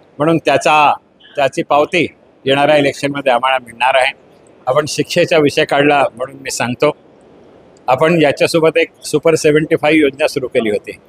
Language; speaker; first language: Marathi; non-native, local second language; Hindi